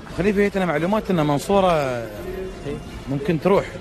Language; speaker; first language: Arabic; native; Arabic